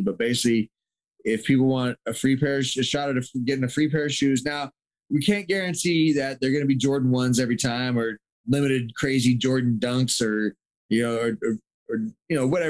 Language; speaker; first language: English; native; English